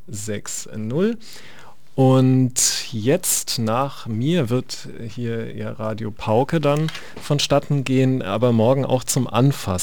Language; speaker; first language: German; native; German